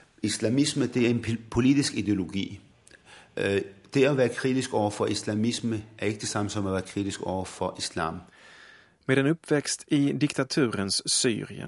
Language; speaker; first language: Swedish; non-native, fluent; Arabic